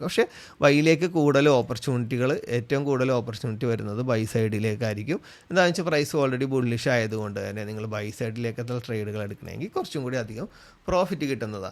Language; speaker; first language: Malayalam; native; Malayalam